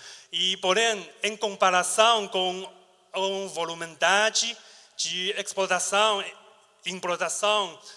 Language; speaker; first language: Portuguese; non-native, learner; Chinese